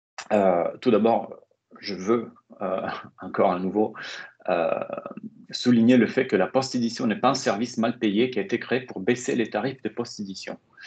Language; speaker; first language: French; non-native, fluent; Italian